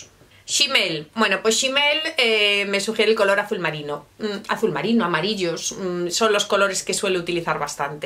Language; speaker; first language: Spanish; native; Spanish